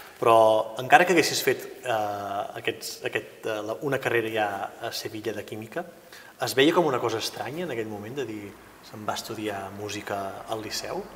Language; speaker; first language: Catalan; native; Catalan